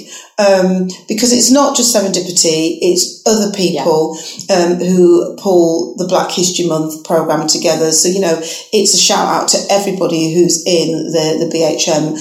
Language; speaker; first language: English; native; English